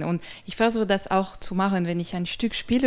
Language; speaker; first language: German; non-native, fluent; French